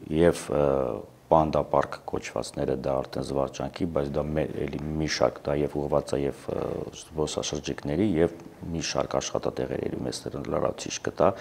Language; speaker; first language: Armenian; native; Armenian